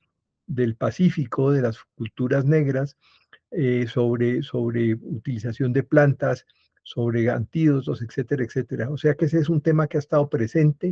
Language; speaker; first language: Spanish; native; Spanish